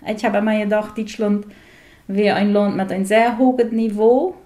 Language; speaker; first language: German; non-native, fluent; Plautdietsch